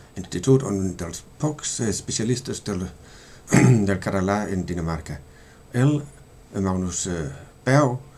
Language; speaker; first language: Catalan; non-native, learner; Danish